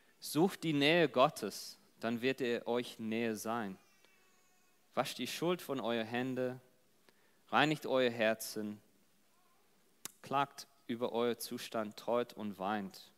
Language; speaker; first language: German; non-native, fluent; English